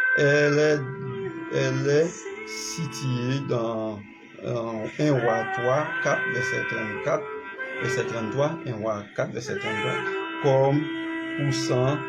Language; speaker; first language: French; non-native, learner; Haitian Creole